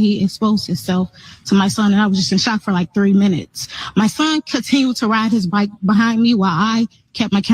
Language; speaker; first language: English; native; English